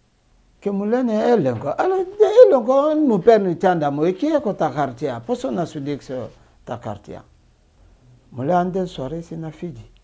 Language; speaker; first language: Greek; non-native, learner; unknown